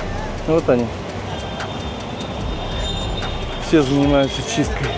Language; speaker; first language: Russian; native; Russian